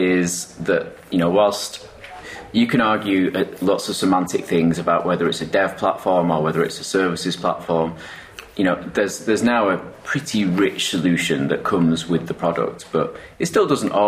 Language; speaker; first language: English; native; English